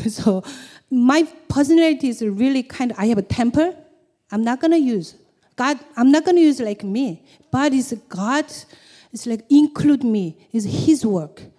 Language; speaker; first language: English; non-native, learner; Korean